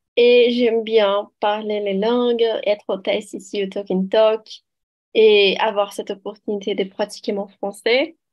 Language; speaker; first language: French; non-native, learner; Portuguese